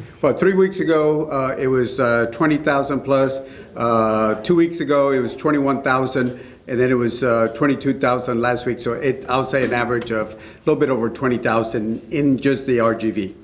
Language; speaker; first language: English; early bilingual, other home language; Spanish